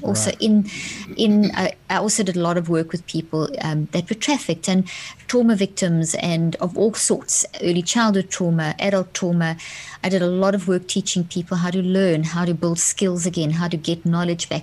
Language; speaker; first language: English; native; English